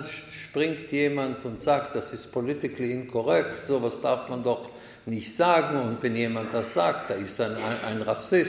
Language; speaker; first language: German; non-native, fluent; Hebrew